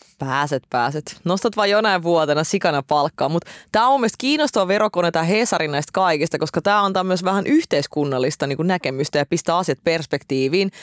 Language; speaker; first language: Finnish; early bilingual, other home language; Russian